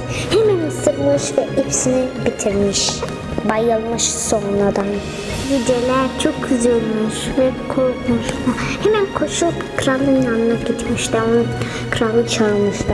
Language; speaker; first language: Turkish; early bilingual, heritage; Turkish